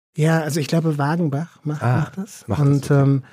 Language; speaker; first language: German; native; German